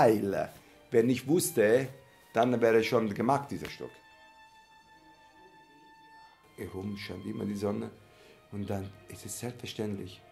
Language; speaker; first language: German; non-native, fluent; Italian